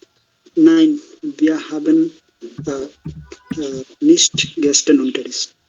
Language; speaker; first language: German; non-native, learner; Bangla